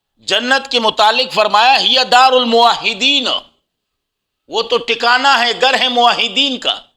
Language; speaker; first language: Urdu; non-native, local second language; Pashto